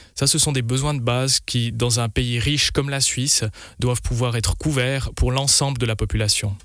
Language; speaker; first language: French; native; French